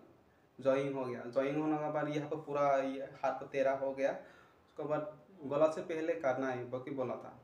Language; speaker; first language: Hindi; non-native, local second language; Kok Borok